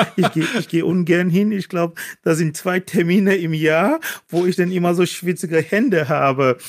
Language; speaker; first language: German; non-native, fluent; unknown